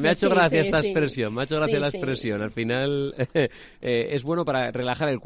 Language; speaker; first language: Spanish; native; Spanish